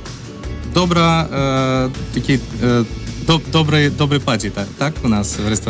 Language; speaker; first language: Polish; non-native, learner; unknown